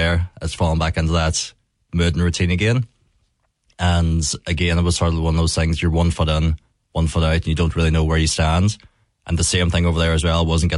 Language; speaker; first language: English; native; English